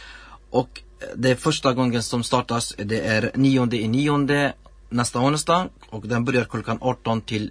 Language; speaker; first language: Swedish; non-native, learner; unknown